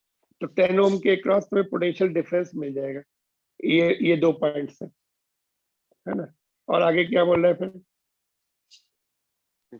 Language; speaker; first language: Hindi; non-native, local second language; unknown